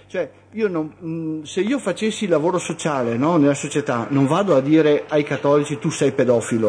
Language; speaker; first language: Italian; native; Italian